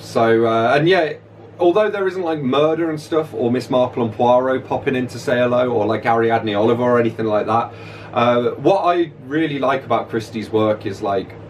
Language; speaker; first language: English; native; English